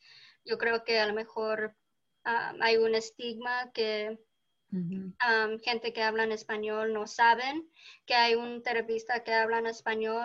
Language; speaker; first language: Spanish; early bilingual, heritage; Spanish